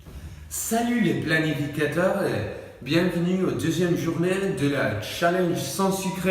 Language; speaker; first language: French; non-native, learner; English